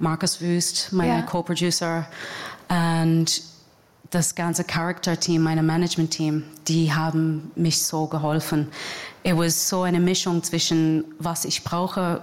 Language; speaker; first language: German; non-native, fluent; English